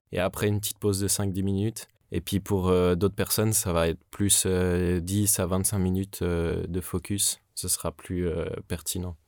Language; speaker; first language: French; native; French